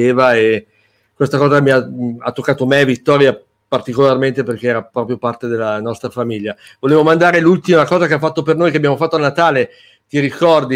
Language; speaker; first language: Italian; native; Italian